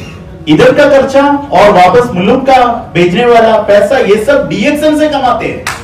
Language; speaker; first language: Hindi; non-native, fluent; Bangla